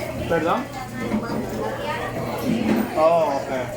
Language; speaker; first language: Spanish; early bilingual, heritage; English